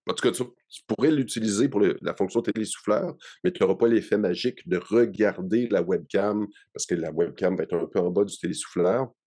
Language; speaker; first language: French; native; French